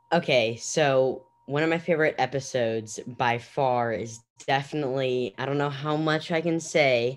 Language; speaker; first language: English; native; English